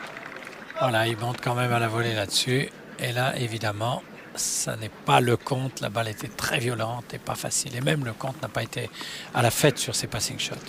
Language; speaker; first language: French; native; French